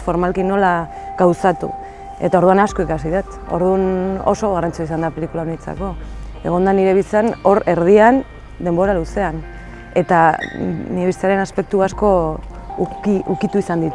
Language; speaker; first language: Basque; native; Basque